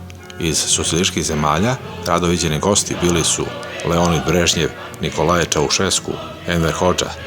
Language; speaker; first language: Serbian; native; Serbian